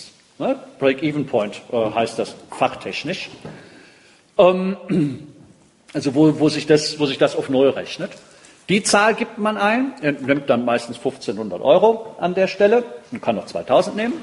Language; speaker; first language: German; native; German